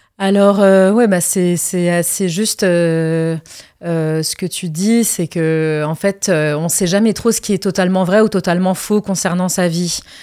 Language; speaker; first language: French; early bilingual, other home language; Arabic